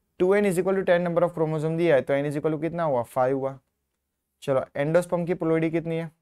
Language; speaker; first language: Hindi; non-native, local second language; Gujarati